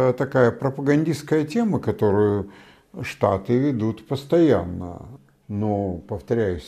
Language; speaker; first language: Polish; non-native, learner; Russian